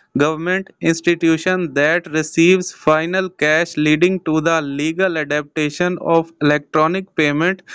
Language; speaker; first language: English; non-native, local second language; Urdu